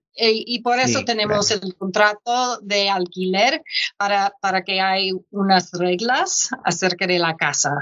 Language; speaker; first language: Spanish; non-native, fluent; English